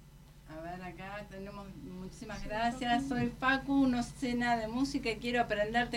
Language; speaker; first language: Spanish; native; Spanish